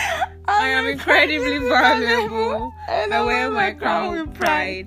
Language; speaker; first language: English; non-native, local second language; Yoruba